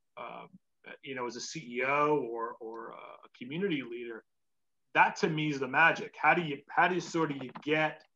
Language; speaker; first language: English; native; English